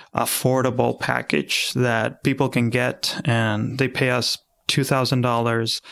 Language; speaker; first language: English; non-native, fluent; Spanish